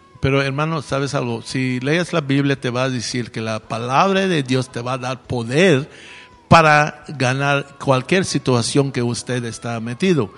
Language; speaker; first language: Spanish; non-native, fluent; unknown